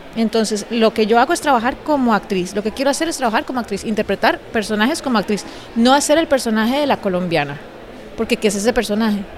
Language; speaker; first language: Spanish; native; Spanish